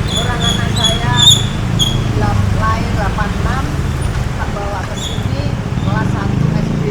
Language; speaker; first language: Indonesian; non-native, local second language; Javanese